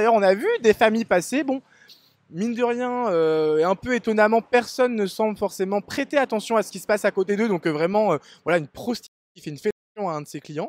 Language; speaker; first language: French; native; French